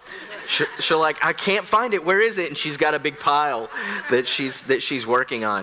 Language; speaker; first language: English; native; English